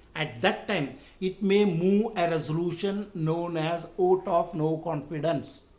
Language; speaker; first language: English; non-native, local second language; Kannada